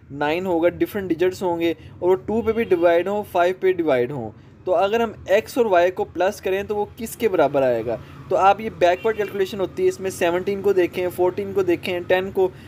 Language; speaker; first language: Urdu; non-native, local second language; Punjabi